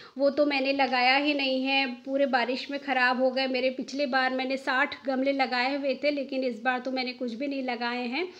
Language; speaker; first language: Hindi; non-native, local second language; Bangla